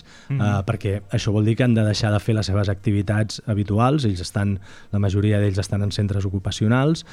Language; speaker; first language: Catalan; native; Catalan